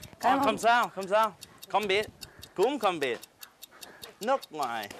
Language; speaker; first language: Vietnamese; non-native, learner; English